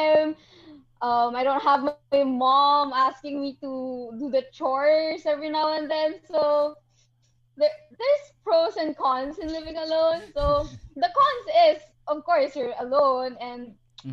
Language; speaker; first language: English; non-native, local second language; Hiligaynon